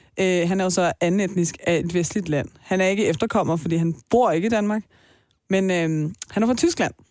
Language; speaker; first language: Danish; native; Danish